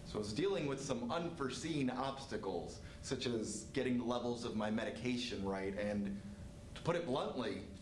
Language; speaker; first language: English; native; English